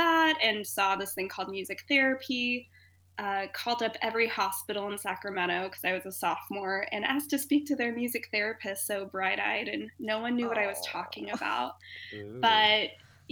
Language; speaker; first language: English; native; English